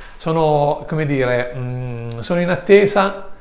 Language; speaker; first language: Italian; native; Italian